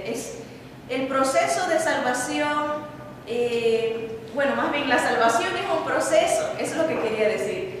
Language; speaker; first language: Spanish; native; Spanish